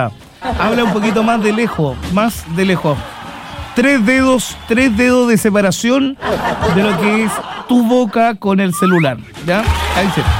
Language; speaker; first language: Spanish; native; Spanish